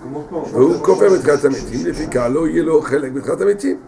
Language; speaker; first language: Hebrew; non-native, fluent; French